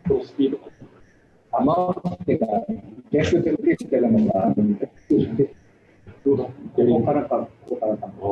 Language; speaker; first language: Japanese; native; Japanese